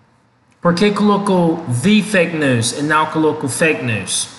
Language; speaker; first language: Portuguese; non-native, learner; English